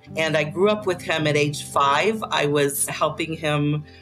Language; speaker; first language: English; native; English